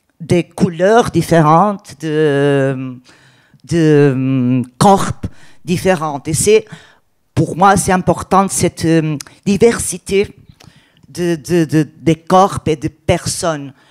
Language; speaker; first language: French; non-native, learner; Portuguese